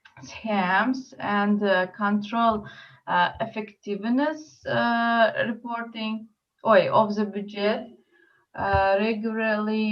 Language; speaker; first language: English; non-native, learner; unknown